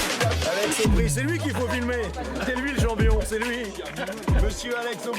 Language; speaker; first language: French; native; French